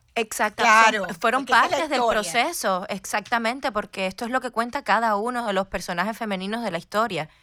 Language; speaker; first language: Spanish; native; Spanish